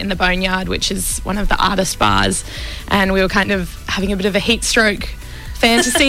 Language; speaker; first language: English; native; English